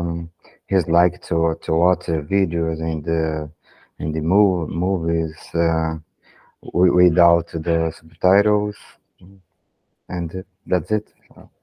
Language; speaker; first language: English; non-native, learner; Portuguese